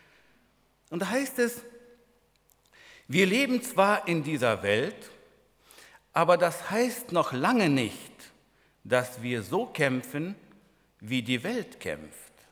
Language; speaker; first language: German; non-native, fluent; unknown